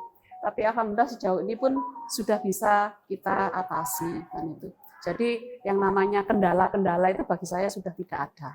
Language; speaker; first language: Indonesian; native; Indonesian